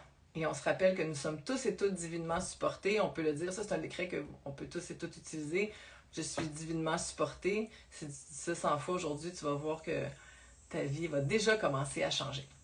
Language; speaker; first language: French; native; French